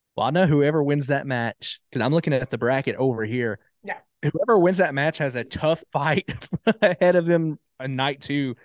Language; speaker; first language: English; native; English